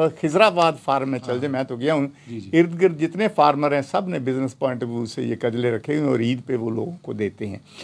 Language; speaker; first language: Urdu; non-native, local second language; Punjabi